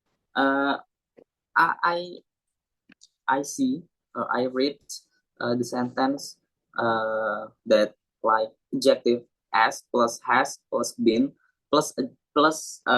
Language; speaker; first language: English; non-native, learner; Indonesian